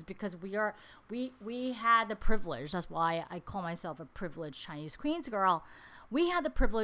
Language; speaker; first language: English; native; English